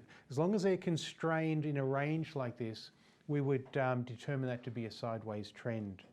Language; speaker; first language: English; native; English